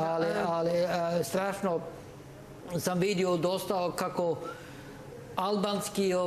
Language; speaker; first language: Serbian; non-native, learner; Norwegian